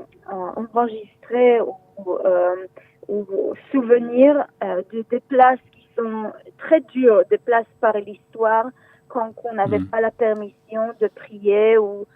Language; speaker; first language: French; non-native, fluent; Hebrew